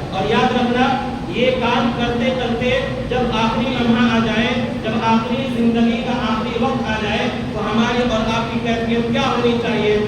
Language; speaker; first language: Urdu; native; Urdu